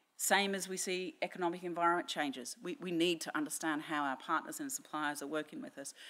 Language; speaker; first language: English; native; English